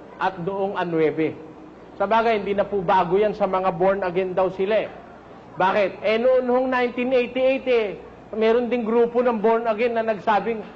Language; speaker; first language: Filipino; non-native, local second language; Pampanga